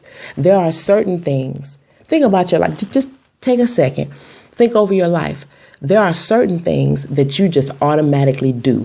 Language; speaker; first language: English; native; English